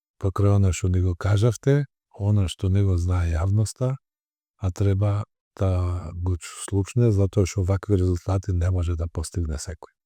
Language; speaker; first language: Macedonian; native; Macedonian